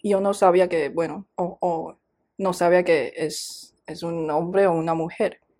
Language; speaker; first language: Spanish; non-native, fluent; Chinese